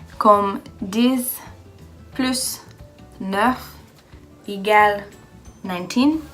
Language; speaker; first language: French; non-native, learner; English